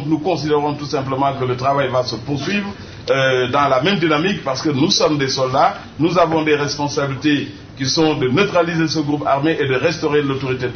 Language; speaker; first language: French; native; French